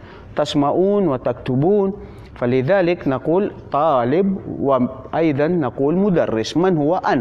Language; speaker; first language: Arabic; non-native, fluent; Filipino